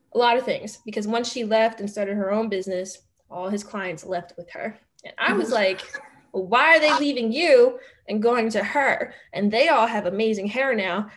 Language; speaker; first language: English; native; English